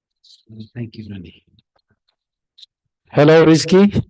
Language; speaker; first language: English; non-native, fluent; Indonesian